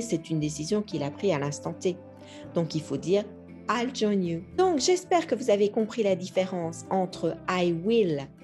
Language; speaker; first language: French; native; French